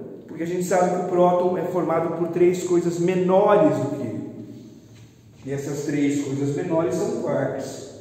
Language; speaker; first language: Portuguese; native; Portuguese